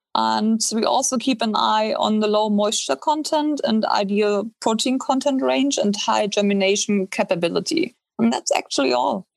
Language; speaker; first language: English; non-native, fluent; German